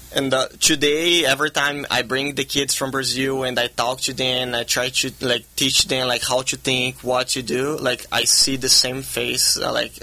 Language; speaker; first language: English; non-native, fluent; Portuguese